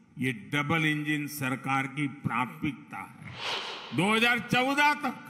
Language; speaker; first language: Hindi; non-native, local second language; Gujarati